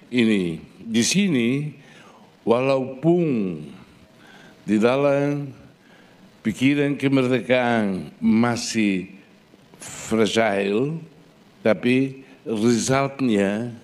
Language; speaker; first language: Indonesian; non-native, fluent; Portuguese